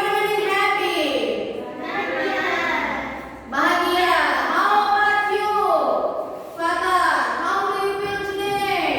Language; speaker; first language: English; non-native, fluent; Indonesian